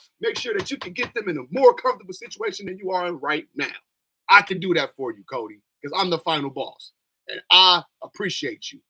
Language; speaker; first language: English; native; English